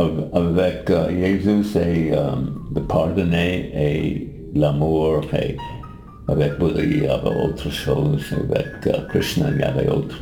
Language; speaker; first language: French; non-native, fluent; English